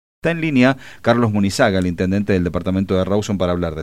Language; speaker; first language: Spanish; native; Spanish